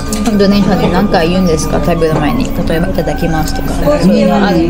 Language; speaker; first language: Japanese; native; Japanese